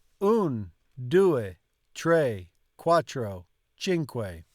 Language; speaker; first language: Italian; non-native, learner; English